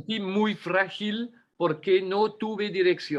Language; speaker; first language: Spanish; non-native, fluent; French